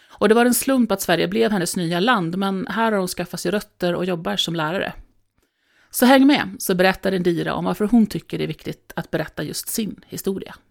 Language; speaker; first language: Swedish; native; Swedish